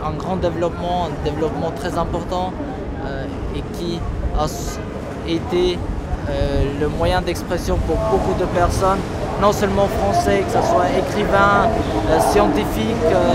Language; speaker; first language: French; non-native, fluent; Albanian